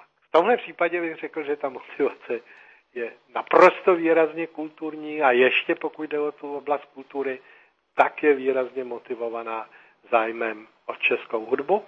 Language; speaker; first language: Czech; native; Czech